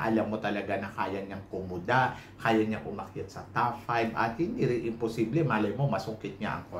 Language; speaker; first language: Filipino; native; Filipino